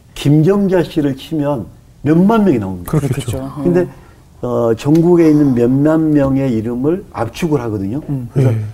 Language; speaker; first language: Korean; native; Korean